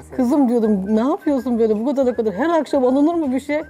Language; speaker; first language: Turkish; native; Turkish